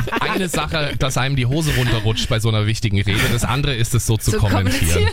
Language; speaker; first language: German; native; German